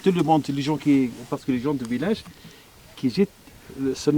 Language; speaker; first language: French; non-native, learner; Arabic